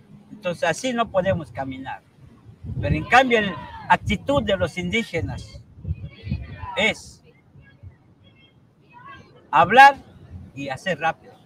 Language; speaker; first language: Spanish; non-native, local second language; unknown